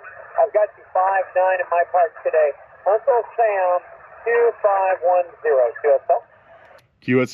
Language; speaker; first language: English; native; English